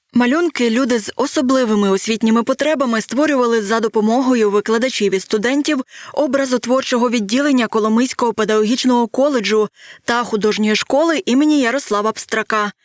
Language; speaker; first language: Ukrainian; native; Ukrainian